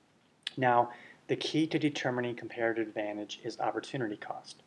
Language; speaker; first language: English; native; English